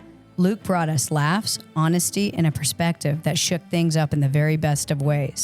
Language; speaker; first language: English; native; English